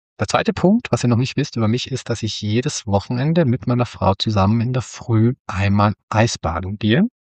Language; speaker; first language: German; native; German